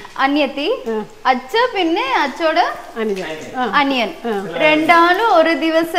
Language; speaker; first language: Malayalam; non-native, learner; Tamil